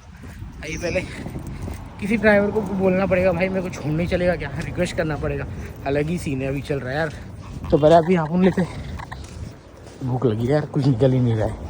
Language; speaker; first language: Hindi; native; Hindi